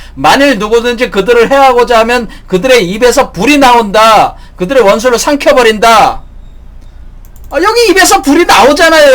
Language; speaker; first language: Korean; native; Korean